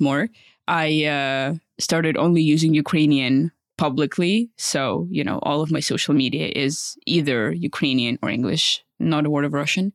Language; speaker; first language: English; early bilingual, other home language; Russian